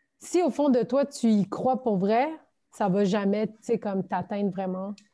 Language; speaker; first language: French; early bilingual, other home language; Turkish